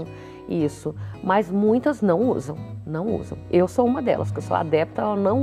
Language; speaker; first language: Portuguese; native; Portuguese